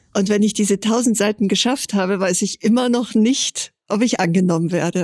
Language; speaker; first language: German; native; German